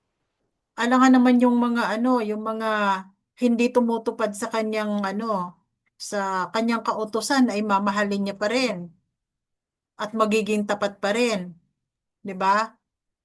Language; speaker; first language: Filipino; native; Filipino